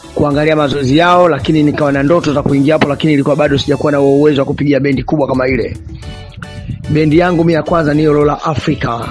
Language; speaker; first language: Swahili; native; Swahili